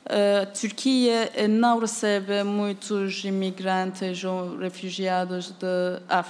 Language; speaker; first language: Portuguese; non-native, fluent; Turkish